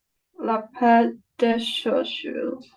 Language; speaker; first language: French; non-native, learner; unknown